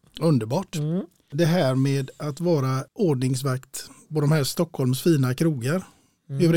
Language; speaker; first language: Swedish; native; Swedish